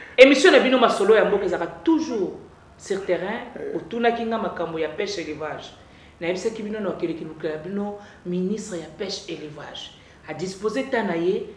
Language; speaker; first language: Lingala; native; Lingala